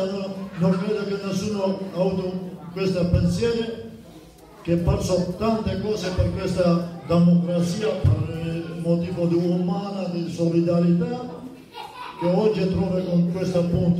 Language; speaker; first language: Italian; non-native, fluent; Kurdish